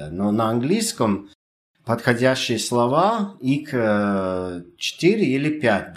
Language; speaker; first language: Russian; non-native, fluent; English